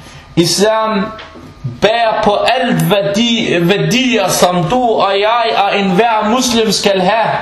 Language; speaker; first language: Danish; non-native, local second language; Arabic